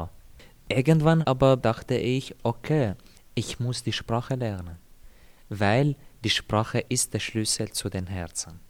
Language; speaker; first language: German; non-native, fluent; Arabic